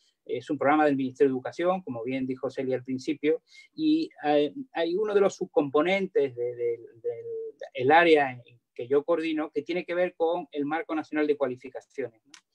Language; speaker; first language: Spanish; native; Spanish